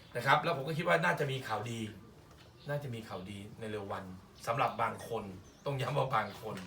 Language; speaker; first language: Thai; native; Thai